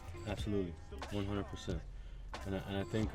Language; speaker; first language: English; native; English